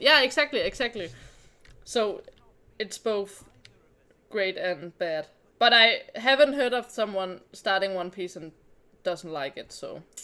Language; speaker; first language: English; non-native, fluent; Danish